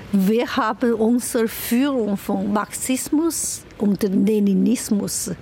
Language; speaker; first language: German; non-native, fluent; Chinese